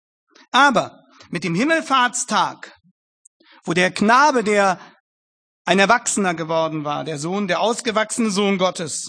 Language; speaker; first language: German; native; German